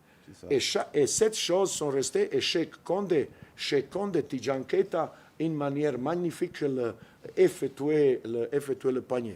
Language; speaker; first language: French; non-native, fluent; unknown